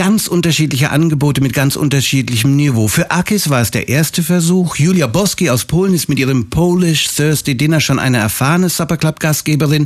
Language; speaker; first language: German; native; German